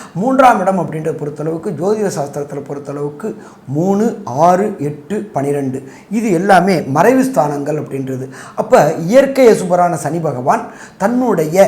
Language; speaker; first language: Tamil; native; Tamil